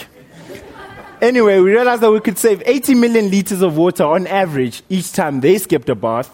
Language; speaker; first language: English; non-native, local second language; Northern Sotho